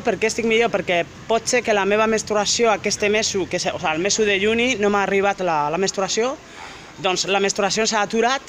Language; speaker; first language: Catalan; non-native, fluent; French